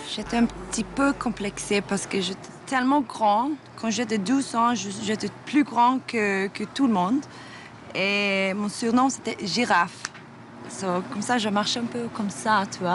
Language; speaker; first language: French; non-native, fluent; Swedish